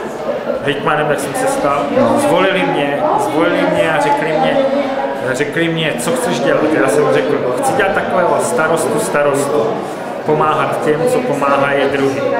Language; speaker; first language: Czech; native; Czech